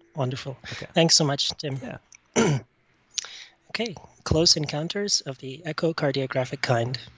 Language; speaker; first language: English; non-native, fluent; French